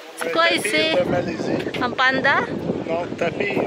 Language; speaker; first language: French; non-native, learner; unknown